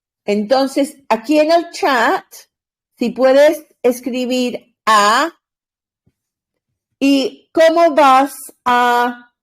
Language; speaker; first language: Spanish; non-native, learner; English